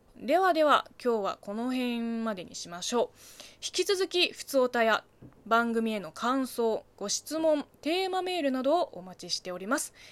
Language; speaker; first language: Japanese; non-native, fluent; Chinese